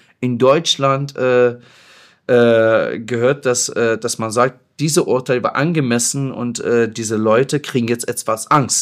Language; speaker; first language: German; non-native, fluent; Persian